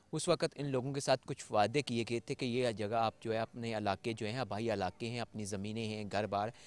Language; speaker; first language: Urdu; non-native, local second language; Pahari-Potwari